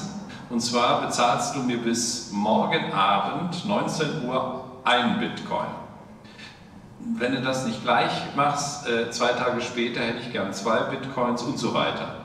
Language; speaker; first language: German; native; German